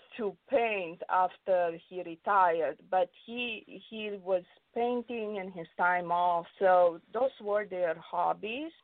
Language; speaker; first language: English; non-native, fluent; Romanian